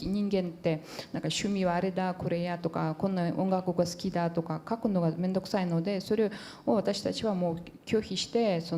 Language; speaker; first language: Japanese; non-native, fluent; Portuguese